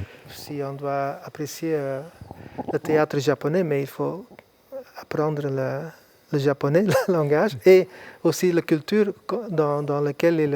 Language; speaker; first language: French; non-native, local second language; Dutch